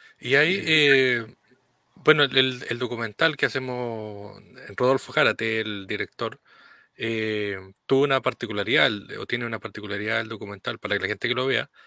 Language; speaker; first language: Spanish; native; Spanish